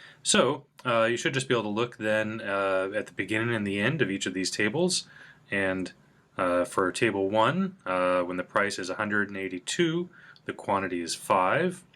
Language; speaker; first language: English; native; English